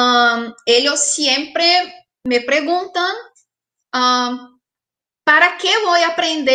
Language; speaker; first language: Spanish; non-native, fluent; Portuguese